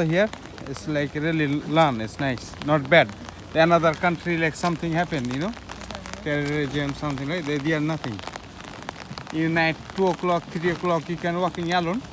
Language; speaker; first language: English; non-native, learner; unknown